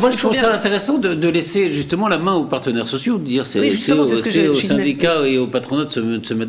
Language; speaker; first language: French; native; French